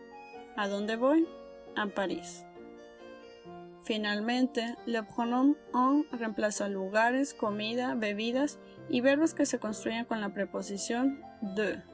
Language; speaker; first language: Spanish; native; Spanish